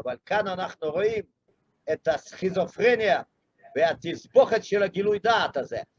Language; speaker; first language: Hebrew; non-native, fluent; Russian